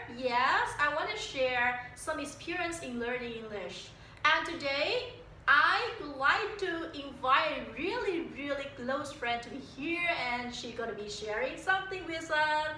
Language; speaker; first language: English; non-native, fluent; Vietnamese